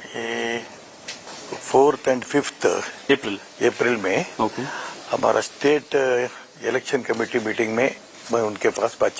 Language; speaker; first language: Hindi; non-native, local second language; Kannada